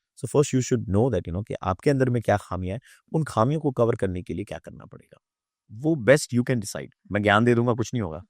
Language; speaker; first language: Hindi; native; Hindi